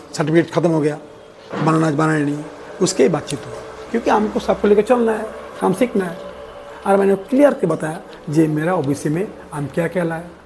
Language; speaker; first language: Hindi; non-native, local second language; Bangla